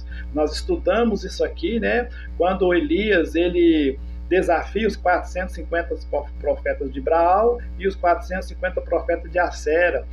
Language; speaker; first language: Portuguese; native; Portuguese